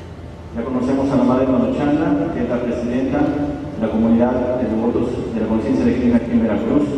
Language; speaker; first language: Spanish; native; Spanish